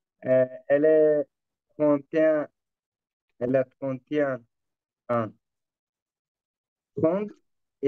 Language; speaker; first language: French; non-native, learner; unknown